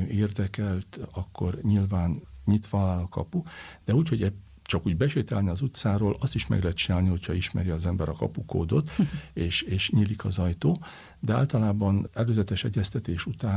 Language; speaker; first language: Hungarian; native; Hungarian